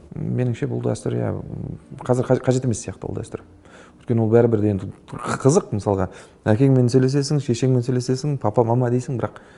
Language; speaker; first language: Kazakh; native; Kazakh